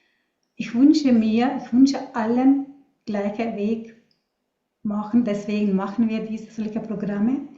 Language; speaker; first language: German; non-native, learner; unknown